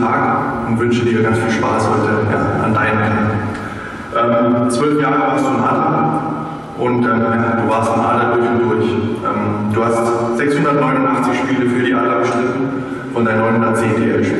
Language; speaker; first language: German; native; German